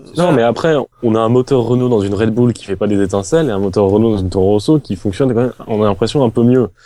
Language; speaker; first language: French; native; French